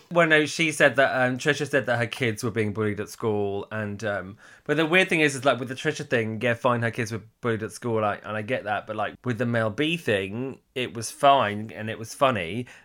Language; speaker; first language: English; native; English